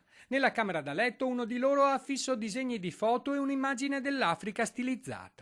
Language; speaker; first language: Italian; native; Italian